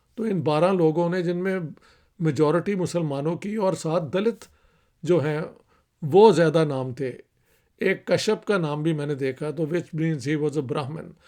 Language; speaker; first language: Urdu; non-native, local second language; Punjabi